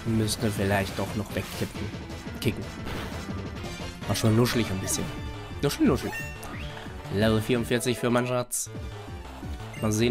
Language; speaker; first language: German; native; German